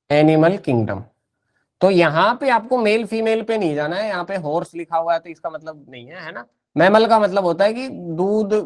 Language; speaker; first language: Hindi; native; Hindi